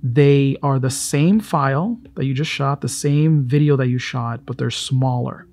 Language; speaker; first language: English; native; English